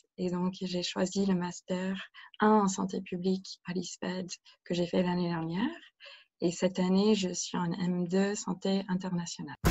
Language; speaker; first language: French; non-native, fluent; English